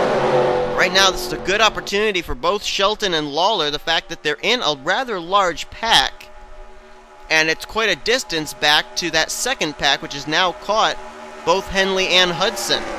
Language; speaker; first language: English; native; English